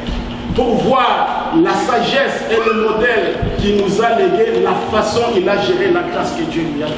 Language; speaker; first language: French; non-native, local second language; Lingala